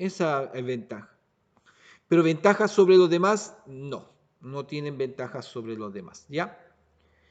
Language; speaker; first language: Spanish; native; Spanish